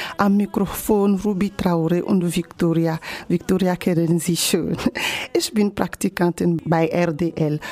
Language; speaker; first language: German; non-native, learner; Ewe